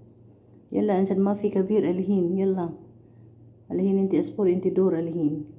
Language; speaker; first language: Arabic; non-native, learner; Filipino